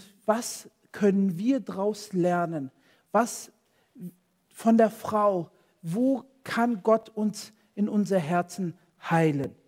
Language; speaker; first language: German; non-native, fluent; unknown